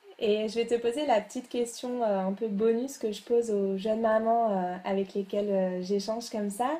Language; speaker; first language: French; native; French